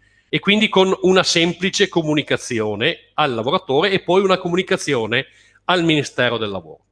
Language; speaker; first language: Italian; native; Italian